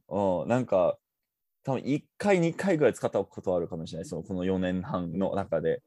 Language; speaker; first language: Japanese; non-native, fluent; English